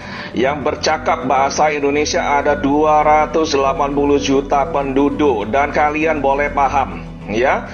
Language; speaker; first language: Indonesian; native; Indonesian